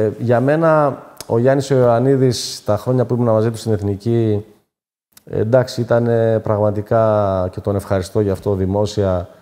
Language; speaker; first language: Greek; native; Greek